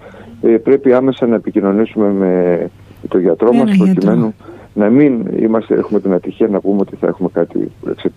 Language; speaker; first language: Greek; native; Greek